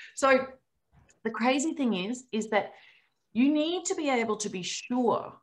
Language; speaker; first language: English; native; English